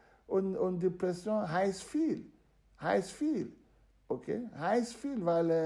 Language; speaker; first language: German; non-native, fluent; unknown